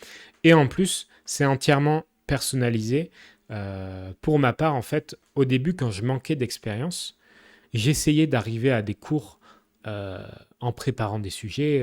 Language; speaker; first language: French; native; French